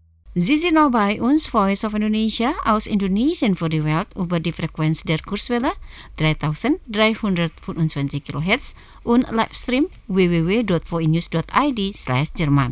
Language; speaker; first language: German; non-native, fluent; Indonesian